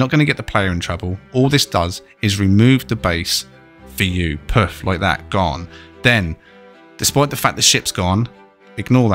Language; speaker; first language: English; native; English